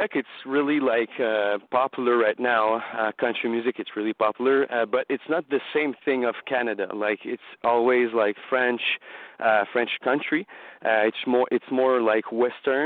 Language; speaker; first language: English; non-native, learner; French